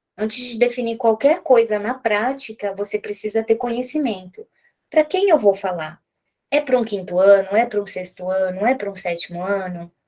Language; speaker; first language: Portuguese; native; Portuguese